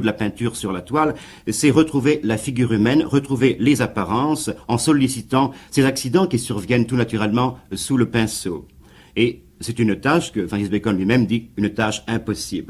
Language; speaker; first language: French; native; French